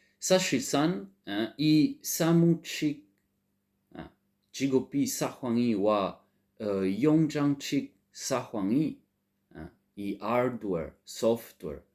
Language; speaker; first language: Korean; non-native, learner; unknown